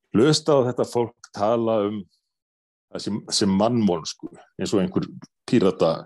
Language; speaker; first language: Icelandic; native; Icelandic